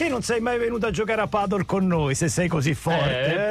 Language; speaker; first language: Italian; native; Italian